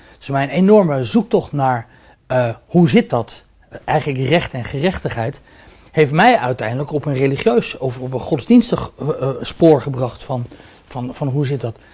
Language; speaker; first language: Dutch; native; Dutch